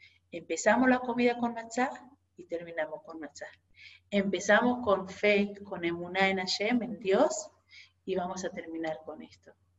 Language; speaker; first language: Spanish; non-native, fluent; Hebrew